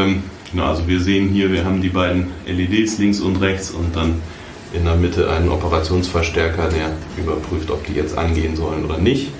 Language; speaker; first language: German; native; German